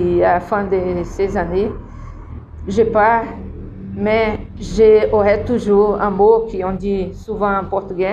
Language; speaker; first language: French; non-native, fluent; Portuguese